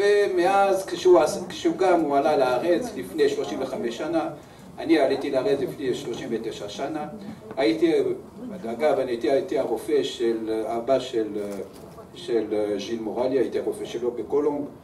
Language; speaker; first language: Hebrew; early bilingual, other home language; French